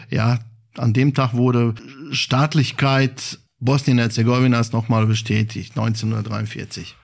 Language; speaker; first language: German; non-native, fluent; Bosnian